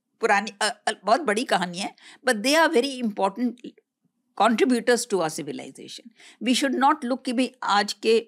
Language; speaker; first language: Hindi; native; Hindi